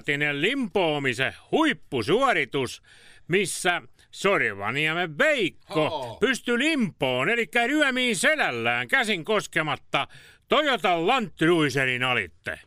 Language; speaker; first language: Finnish; native; Finnish